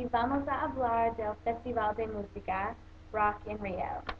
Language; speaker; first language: Spanish; non-native, learner; English